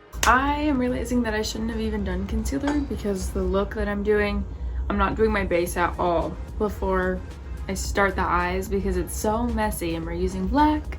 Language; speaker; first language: English; native; English